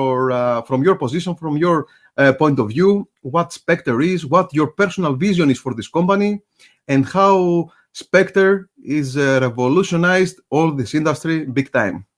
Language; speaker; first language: English; non-native, fluent; Greek